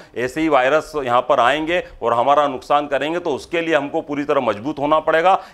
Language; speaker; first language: Hindi; native; Hindi